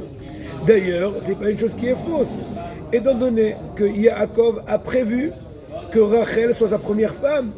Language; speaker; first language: French; native; French